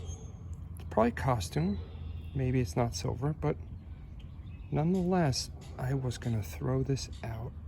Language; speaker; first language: English; native; English